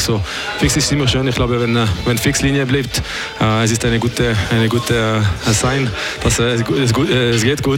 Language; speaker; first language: German; non-native, local second language; French